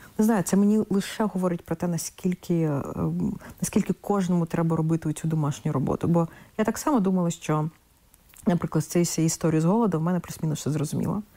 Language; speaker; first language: Ukrainian; non-native, local second language; Russian